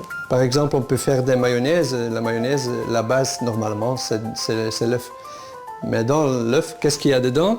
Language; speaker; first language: French; non-native, local second language; Dutch